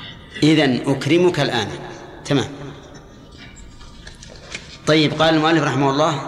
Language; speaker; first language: Arabic; native; Arabic